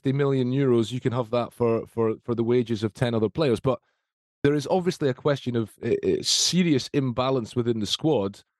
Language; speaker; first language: English; native; English